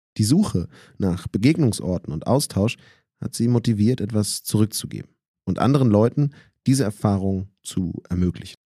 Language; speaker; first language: German; native; German